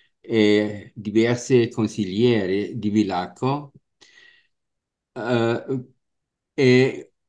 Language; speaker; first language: Italian; non-native, learner; German